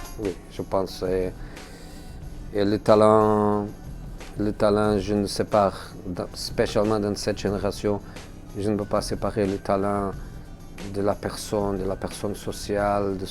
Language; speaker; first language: French; non-native, fluent; Portuguese